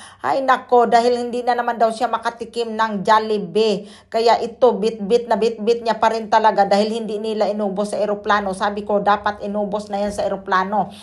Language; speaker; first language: Filipino; native; Filipino